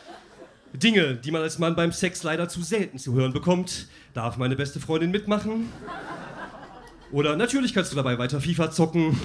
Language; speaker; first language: German; native; German